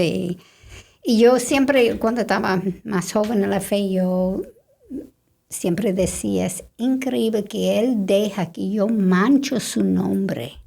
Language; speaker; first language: Spanish; non-native, fluent; English